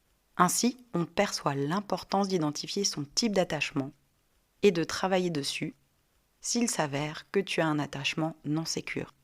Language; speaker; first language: French; native; French